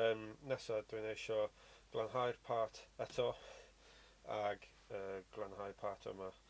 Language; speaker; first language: Welsh; non-native, learner; English